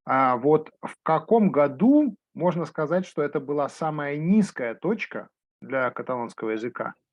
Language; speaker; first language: Russian; native; Russian